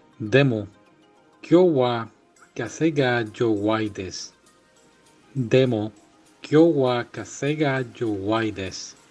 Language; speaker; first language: Japanese; non-native, learner; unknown